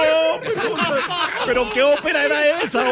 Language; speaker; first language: Spanish; native; Spanish